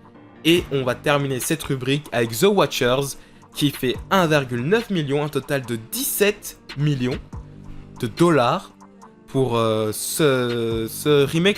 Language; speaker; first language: French; native; French